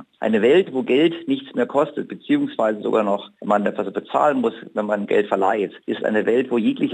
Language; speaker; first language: German; native; German